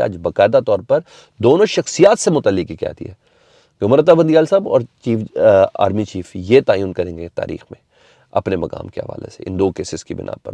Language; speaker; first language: Urdu; native; Urdu